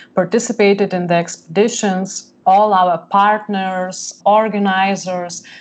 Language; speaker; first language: English; non-native, fluent; Lithuanian